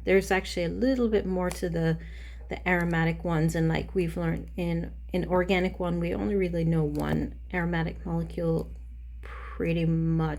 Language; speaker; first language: English; native; English